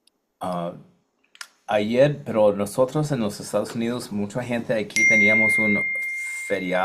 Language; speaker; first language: Spanish; non-native, learner; English